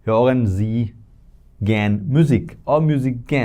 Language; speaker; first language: German; non-native, fluent; Hindi